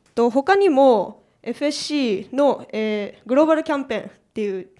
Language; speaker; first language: Japanese; native; Japanese